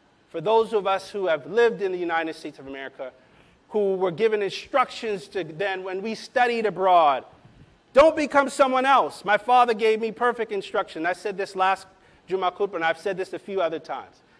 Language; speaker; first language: English; native; English